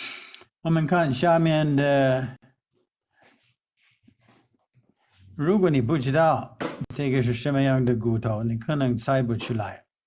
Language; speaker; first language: Chinese; non-native, fluent; English